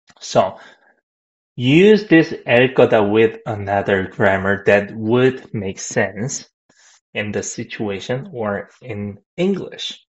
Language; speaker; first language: English; non-native, fluent; Korean